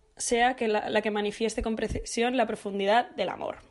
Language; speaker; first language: Spanish; non-native, local second language; Catalan